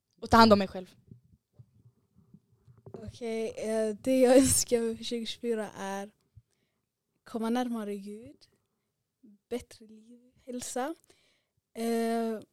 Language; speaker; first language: Swedish; early bilingual, other home language; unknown